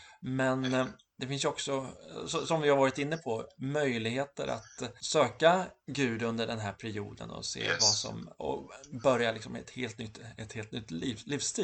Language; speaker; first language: Swedish; native; Swedish